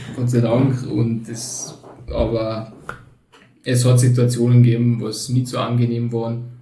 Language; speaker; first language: German; early bilingual, other home language; Turkish